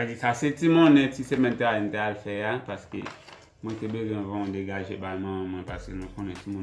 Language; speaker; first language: French; non-native, local second language; Haitian Creole